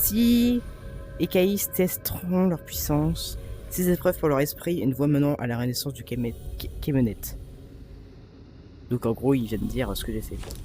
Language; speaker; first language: French; native; French